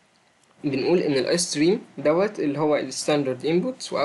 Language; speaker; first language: Arabic; native; Arabic